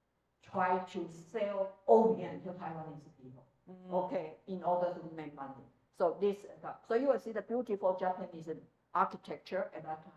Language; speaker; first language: English; non-native, fluent; Chinese